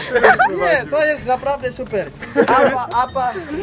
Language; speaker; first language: Polish; non-native, learner; Swahili